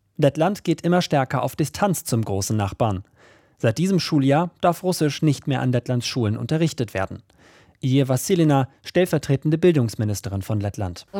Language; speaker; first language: German; native; German